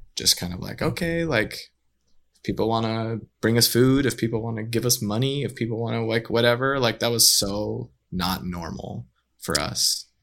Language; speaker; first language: English; native; English